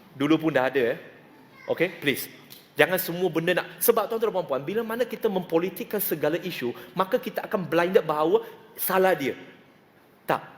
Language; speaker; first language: Malay; non-native, local second language; Chinese